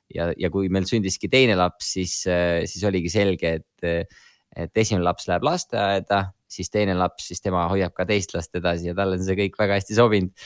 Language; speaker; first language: Estonian; native; Estonian